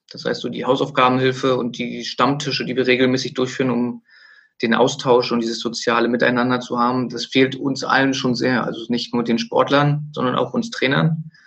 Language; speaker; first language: German; native; German